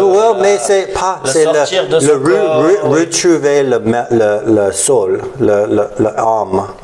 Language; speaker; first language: French; non-native, learner; English